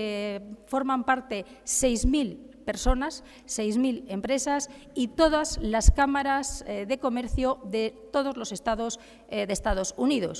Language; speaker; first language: Spanish; native; Spanish